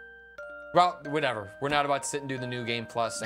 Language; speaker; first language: English; native; English